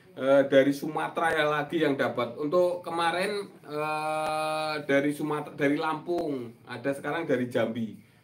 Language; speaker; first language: Indonesian; non-native, local second language; Javanese